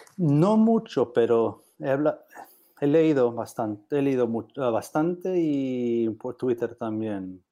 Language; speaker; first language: Spanish; non-native, learner; English